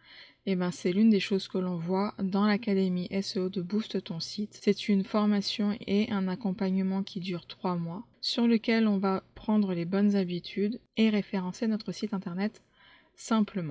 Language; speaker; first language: French; native; French